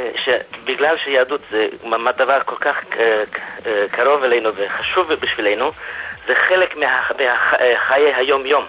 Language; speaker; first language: Hebrew; non-native, fluent; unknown